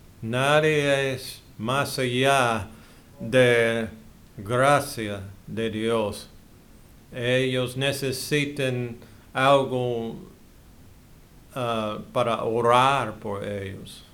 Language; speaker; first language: Spanish; non-native, learner; English